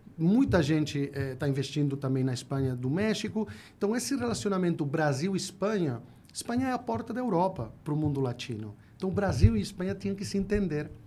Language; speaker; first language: Portuguese; non-native, fluent; Spanish